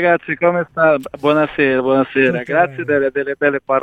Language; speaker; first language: Italian; non-native, fluent; Portuguese